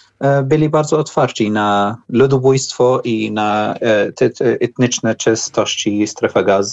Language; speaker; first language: Polish; non-native, learner; Arabic